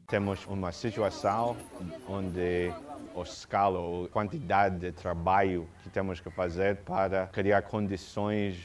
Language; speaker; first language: Portuguese; non-native, fluent; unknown